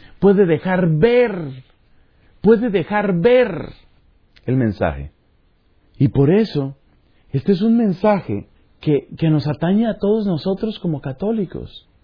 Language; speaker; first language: Spanish; native; Spanish